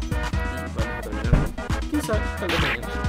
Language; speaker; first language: Spanish; native; Spanish